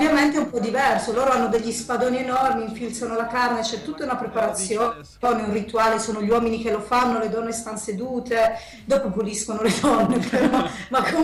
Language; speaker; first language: Italian; native; Italian